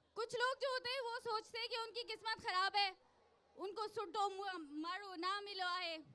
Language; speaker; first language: Urdu; non-native, local second language; Sindhi